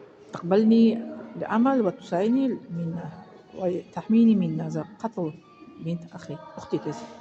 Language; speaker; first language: Arabic; non-native, fluent; Tajik